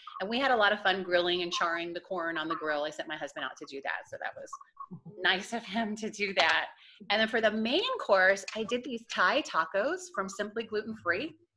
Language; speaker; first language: English; native; English